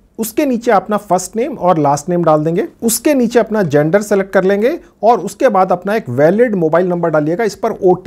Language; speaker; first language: Hindi; native; Hindi